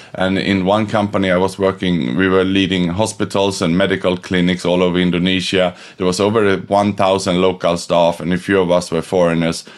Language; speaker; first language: English; non-native, fluent; Swedish